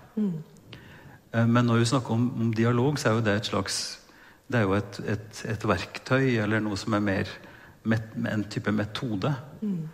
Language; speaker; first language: Norwegian; native; Norwegian